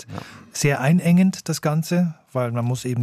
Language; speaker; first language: German; native; German